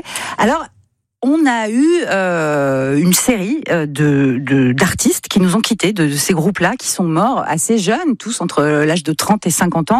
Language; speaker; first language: French; native; French